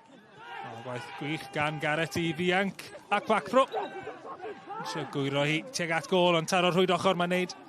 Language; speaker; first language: Welsh; native; Welsh